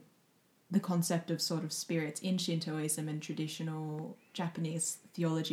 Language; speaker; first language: English; native; English